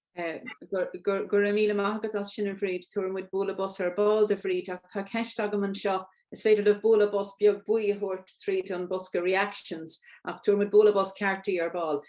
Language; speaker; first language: Irish; native; Irish